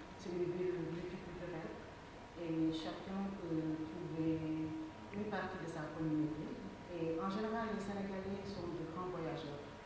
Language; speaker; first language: French; non-native, local second language; Wolof